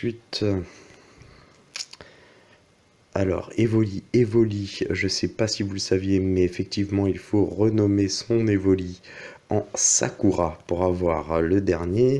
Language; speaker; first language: French; native; French